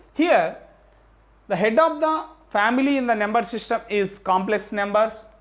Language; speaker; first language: English; non-native, local second language; Telugu